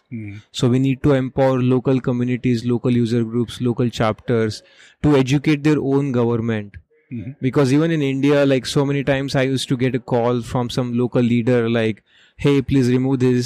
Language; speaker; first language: English; non-native, local second language; Marathi